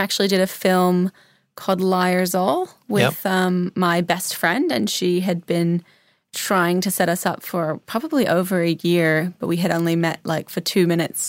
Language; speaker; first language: English; native; English